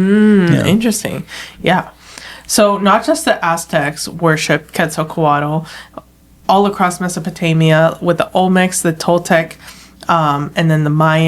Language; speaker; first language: English; native; English